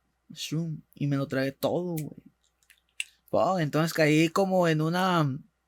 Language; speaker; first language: Spanish; early bilingual, heritage; Spanish